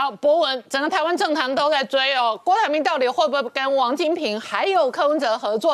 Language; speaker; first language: Chinese; native; Chinese